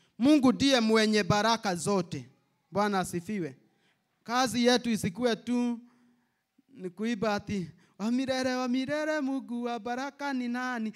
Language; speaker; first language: Swahili; non-native, local second language; Kikuyu